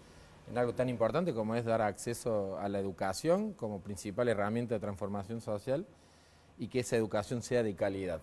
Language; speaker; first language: Spanish; native; Spanish